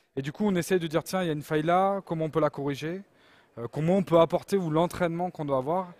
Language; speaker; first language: French; native; French